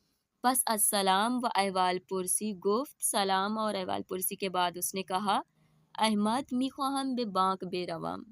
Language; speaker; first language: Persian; non-native, fluent; Urdu